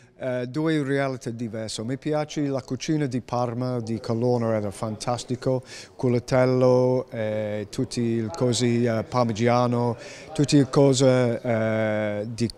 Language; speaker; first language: Italian; non-native, learner; English